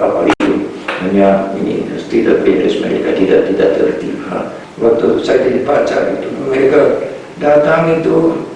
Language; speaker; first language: Indonesian; non-native, fluent; Hungarian